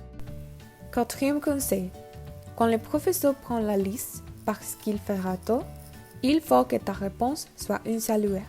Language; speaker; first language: French; non-native, learner; Spanish